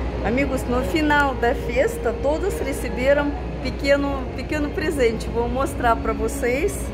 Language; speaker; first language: Portuguese; non-native, fluent; Russian